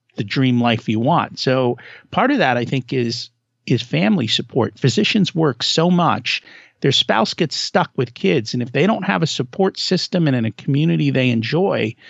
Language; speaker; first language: English; native; English